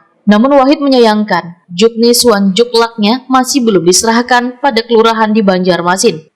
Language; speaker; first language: Indonesian; non-native, local second language; Banjar